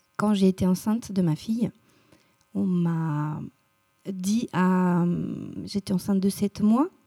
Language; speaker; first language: French; non-native, fluent; Romanian